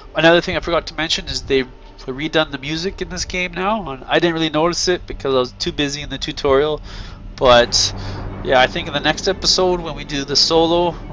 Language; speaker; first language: English; native; English